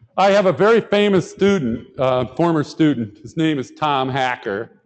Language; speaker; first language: English; native; English